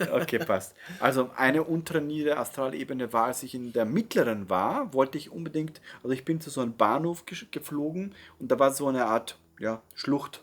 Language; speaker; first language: German; native; German